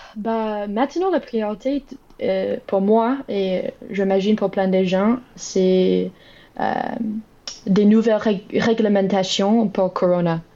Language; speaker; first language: French; non-native, learner; English